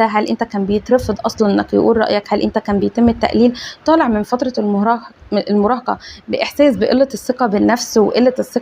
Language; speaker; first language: Arabic; native; Arabic